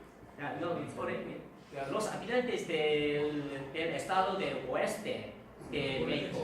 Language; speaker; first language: Spanish; non-native, fluent; Korean